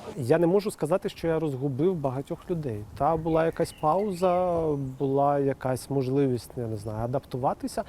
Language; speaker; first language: Ukrainian; non-native, local second language; Russian